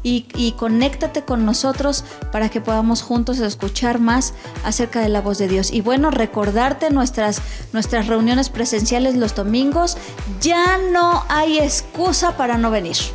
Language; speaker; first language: Spanish; native; Spanish